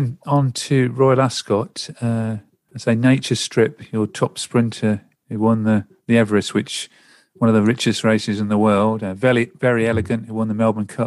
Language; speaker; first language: English; native; English